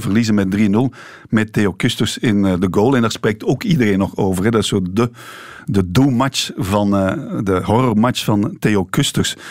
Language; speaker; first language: Dutch; native; Dutch